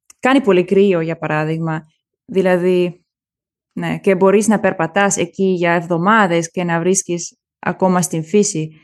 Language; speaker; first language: Greek; early bilingual, heritage; German